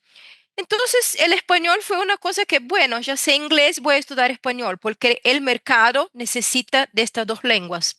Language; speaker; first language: Spanish; non-native, fluent; Portuguese